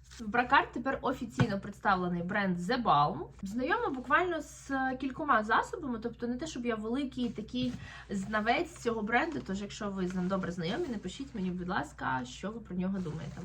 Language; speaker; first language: Ukrainian; native; Ukrainian